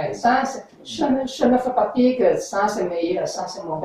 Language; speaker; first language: French; non-native, learner; English